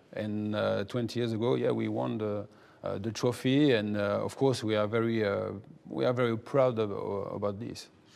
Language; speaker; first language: English; non-native, fluent; French